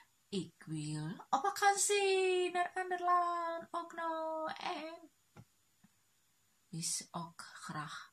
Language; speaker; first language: Dutch; non-native, learner; Indonesian